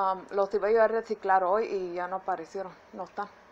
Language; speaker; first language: Spanish; early bilingual, heritage; Spanish